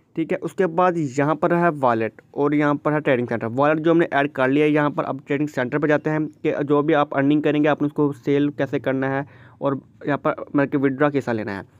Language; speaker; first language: Urdu; native; Urdu